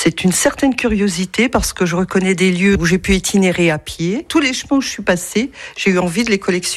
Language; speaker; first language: French; native; French